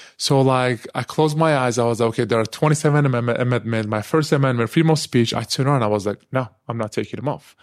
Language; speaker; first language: English; non-native, fluent; Turkish